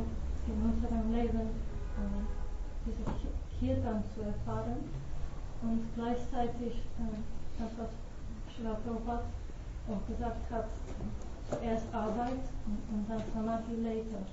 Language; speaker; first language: German; non-native, fluent; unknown